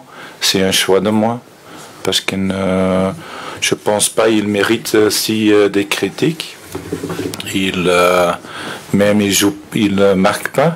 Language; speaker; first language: French; non-native, fluent; Dutch